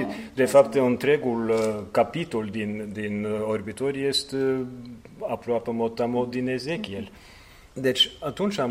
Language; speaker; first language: Romanian; non-native, fluent; Norwegian